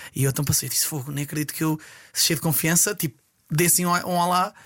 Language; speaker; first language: Portuguese; native; Portuguese